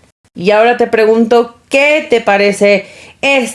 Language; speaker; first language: Spanish; native; Spanish